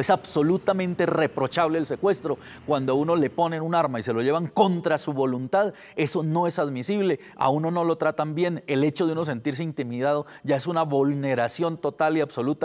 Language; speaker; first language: Spanish; native; Spanish